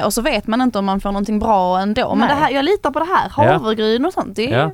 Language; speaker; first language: Swedish; native; Swedish